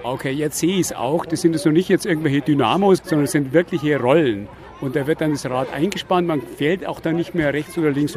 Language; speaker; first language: German; native; German